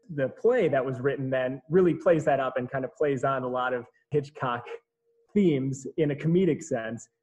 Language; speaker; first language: English; native; English